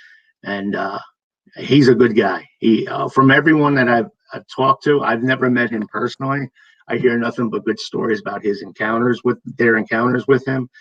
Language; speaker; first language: English; native; English